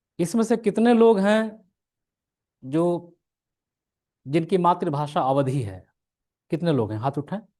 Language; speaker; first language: Hindi; native; Hindi